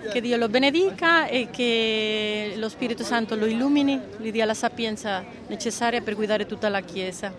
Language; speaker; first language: Italian; native; Italian